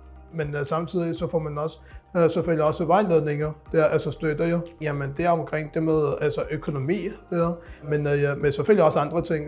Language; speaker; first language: Danish; non-native, local second language; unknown